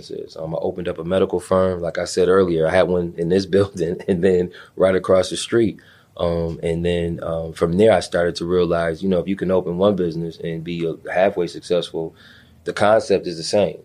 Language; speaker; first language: English; native; English